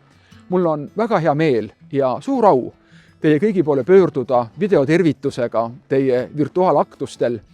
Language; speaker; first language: Estonian; native; Estonian